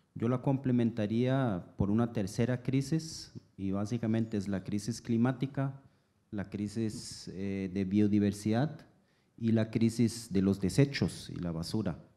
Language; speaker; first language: Spanish; non-native, fluent; German